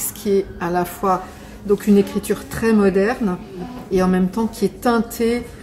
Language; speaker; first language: French; native; French